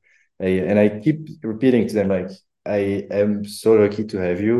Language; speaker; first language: English; non-native, fluent; French